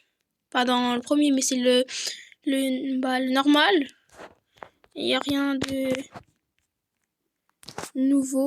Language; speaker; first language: French; native; French